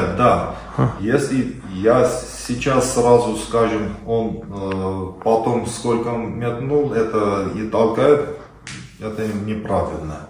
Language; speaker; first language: Russian; non-native, learner; Armenian